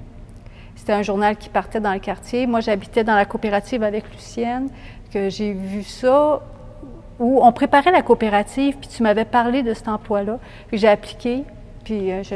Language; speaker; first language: French; native; French